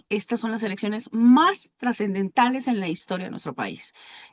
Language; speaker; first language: Spanish; native; Spanish